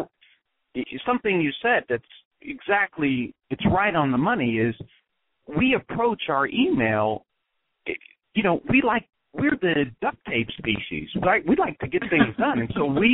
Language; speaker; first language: English; native; English